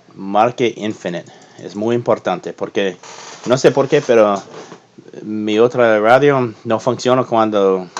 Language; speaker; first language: Spanish; non-native, learner; English